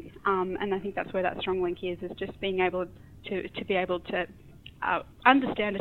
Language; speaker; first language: English; native; English